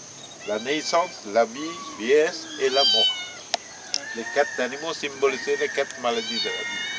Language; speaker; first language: French; non-native, fluent; Sinhala